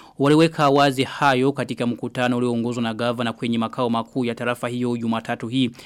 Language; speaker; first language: Swahili; non-native, local second language; Rundi